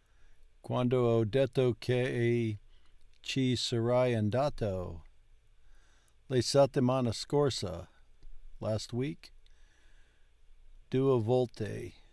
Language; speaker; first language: Italian; non-native, learner; English